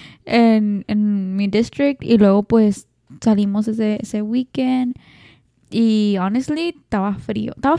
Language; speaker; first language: Spanish; early bilingual, heritage; Spanish